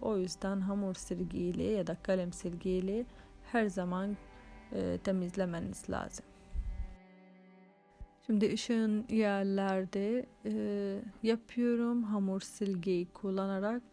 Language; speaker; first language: Turkish; non-native, fluent; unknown